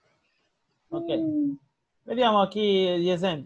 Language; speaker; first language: Italian; non-native, learner; Spanish